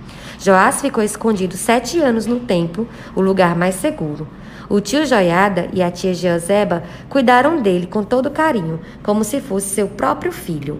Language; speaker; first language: Portuguese; native; Portuguese